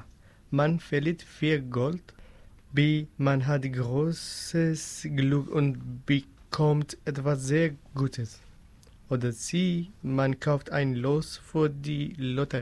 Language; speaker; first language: German; non-native, learner; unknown